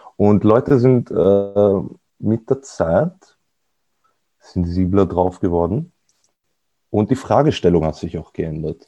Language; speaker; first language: German; early bilingual, other home language; Arabic